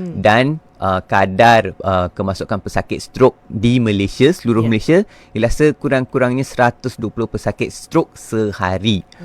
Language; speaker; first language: Malay; non-native, local second language; Tamil